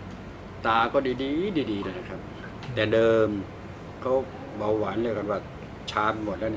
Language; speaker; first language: Thai; native; Thai